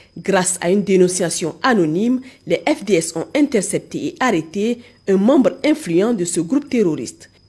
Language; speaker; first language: French; non-native, local second language; Hausa